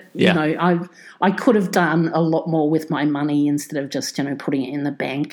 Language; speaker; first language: English; native; English